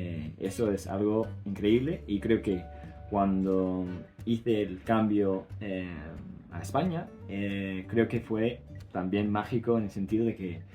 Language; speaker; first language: Spanish; non-native, fluent; English